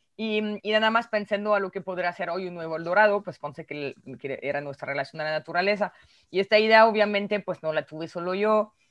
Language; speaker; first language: Spanish; non-native, fluent; French